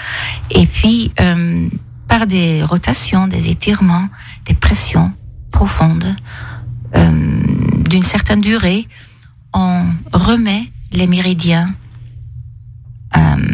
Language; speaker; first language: French; non-native, fluent; Dutch